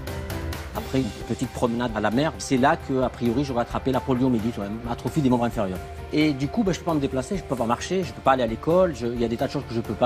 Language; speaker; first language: French; native; French